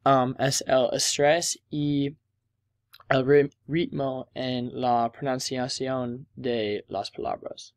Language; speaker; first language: Spanish; non-native, learner; English